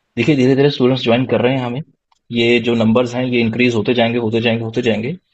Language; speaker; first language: Hindi; non-native, local second language; Punjabi